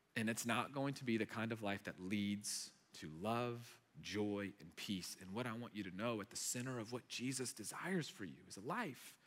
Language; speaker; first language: English; early bilingual, other home language; Arabic